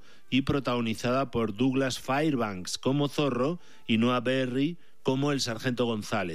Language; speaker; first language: Spanish; native; Spanish